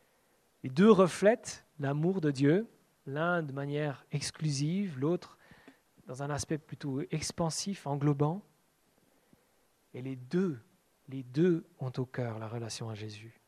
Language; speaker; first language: French; native; French